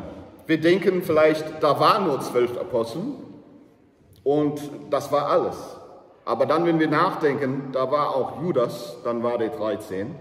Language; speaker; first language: German; non-native, learner; English